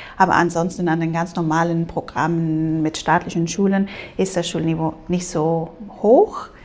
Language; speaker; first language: German; non-native, fluent; Spanish